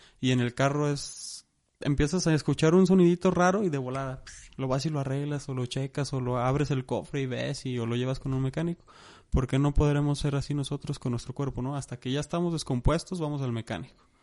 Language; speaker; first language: Spanish; native; Spanish